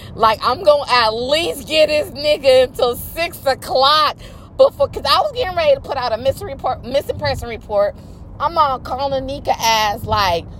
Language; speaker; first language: English; native; English